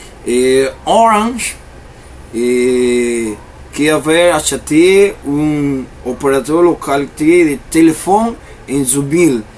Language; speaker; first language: French; non-native, learner; Spanish